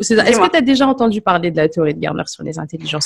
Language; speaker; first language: French; native; French